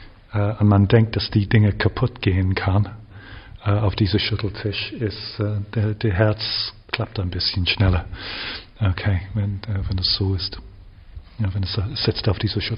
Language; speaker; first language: German; non-native, fluent; English